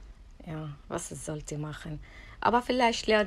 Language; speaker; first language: German; non-native, learner; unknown